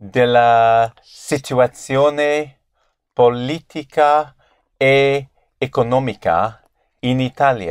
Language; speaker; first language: Italian; non-native, learner; English